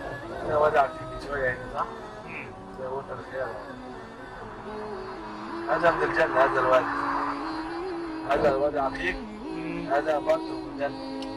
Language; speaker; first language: Arabic; non-native, learner; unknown